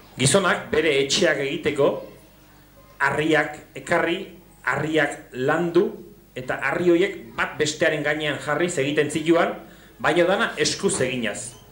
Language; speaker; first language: Basque; native; Basque